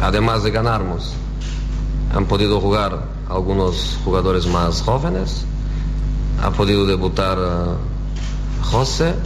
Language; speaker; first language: Spanish; non-native, fluent; Portuguese